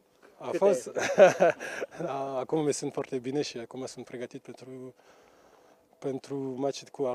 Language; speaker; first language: Romanian; non-native, learner; French